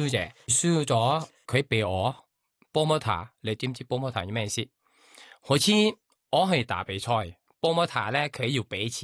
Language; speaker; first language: Cantonese; non-native, learner; Thai